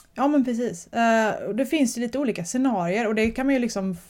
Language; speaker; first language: Swedish; native; Swedish